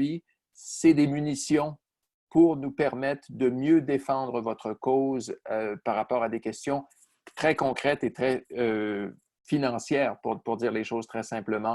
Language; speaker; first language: French; native; French